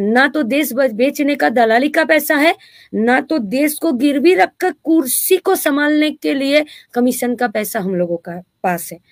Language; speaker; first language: Hindi; non-native, local second language; Bangla